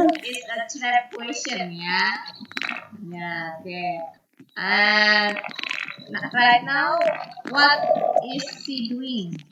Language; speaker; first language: English; non-native, learner; Indonesian